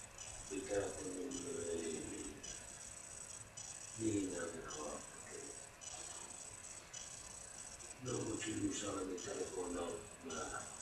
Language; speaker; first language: Spanish; non-native, learner; Italian